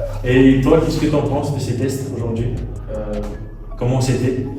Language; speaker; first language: French; native; French